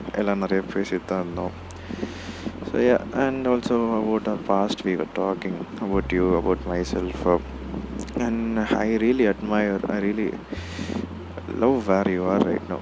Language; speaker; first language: English; non-native, local second language; Tamil